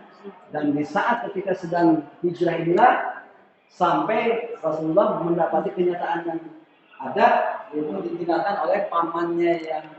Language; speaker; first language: Indonesian; non-native, local second language; Sundanese